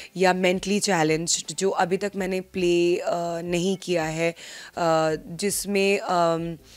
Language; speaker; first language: Hindi; non-native, local second language; Bangla